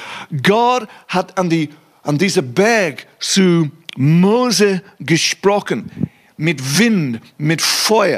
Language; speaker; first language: German; non-native, fluent; English